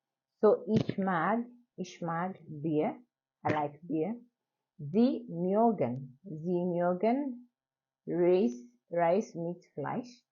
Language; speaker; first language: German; non-native, learner; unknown